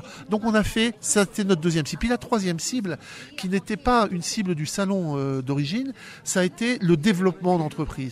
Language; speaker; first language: French; native; French